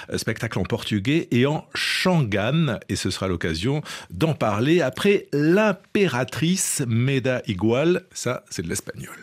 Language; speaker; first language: French; native; French